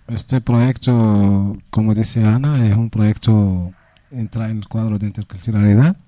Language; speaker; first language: Spanish; non-native, learner; Arabic